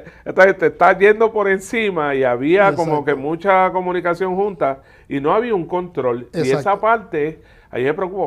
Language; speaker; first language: Spanish; native; Spanish